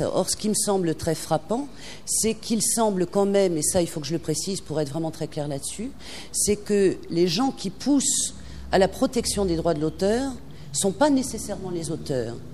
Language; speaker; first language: French; native; French